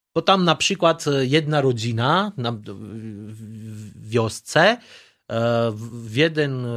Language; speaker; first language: Polish; non-native, fluent; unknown